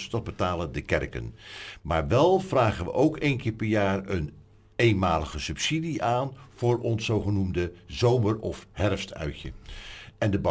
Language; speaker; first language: Dutch; native; Dutch